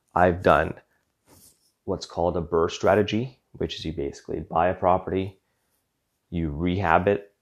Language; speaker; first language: English; native; English